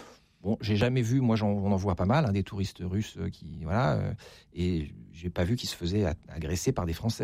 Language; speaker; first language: French; native; French